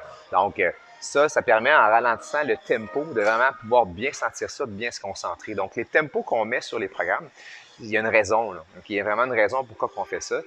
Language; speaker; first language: French; native; French